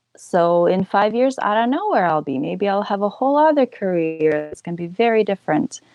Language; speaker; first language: English; early bilingual, other home language; Ukrainian